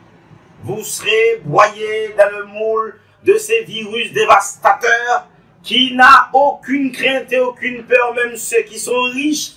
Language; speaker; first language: French; non-native, local second language; Haitian Creole